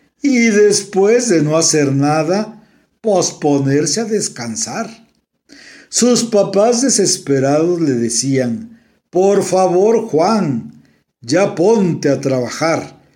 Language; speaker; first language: Spanish; native; Spanish